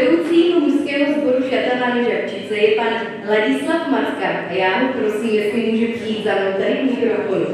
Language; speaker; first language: Czech; native; Czech